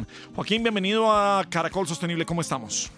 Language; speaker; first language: Spanish; native; Spanish